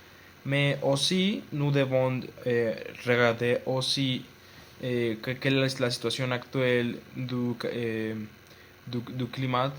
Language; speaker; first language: French; non-native, learner; Spanish